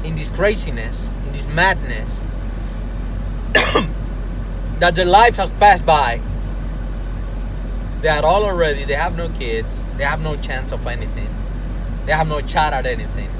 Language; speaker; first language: English; non-native, fluent; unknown